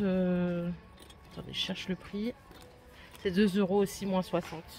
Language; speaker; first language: French; native; French